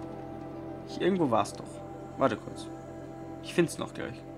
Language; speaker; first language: German; native; German